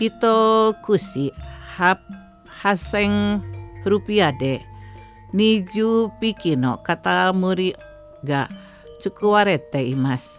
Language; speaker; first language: Japanese; non-native, fluent; Indonesian